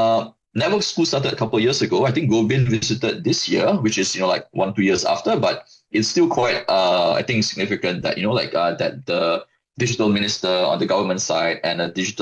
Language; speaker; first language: English; non-native, local second language; Malay